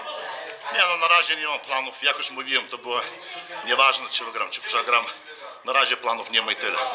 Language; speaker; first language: Polish; non-native, fluent; Lithuanian